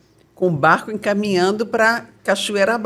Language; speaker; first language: Portuguese; native; Portuguese